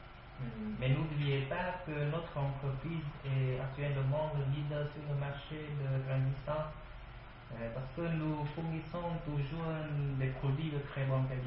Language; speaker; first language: French; non-native, learner; Vietnamese